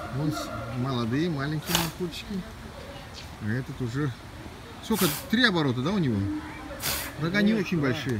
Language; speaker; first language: Russian; non-native, local second language; Tajik